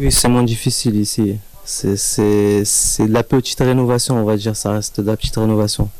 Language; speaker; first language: French; native; French